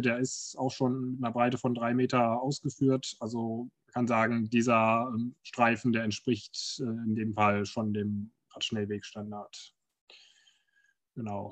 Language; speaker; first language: German; native; German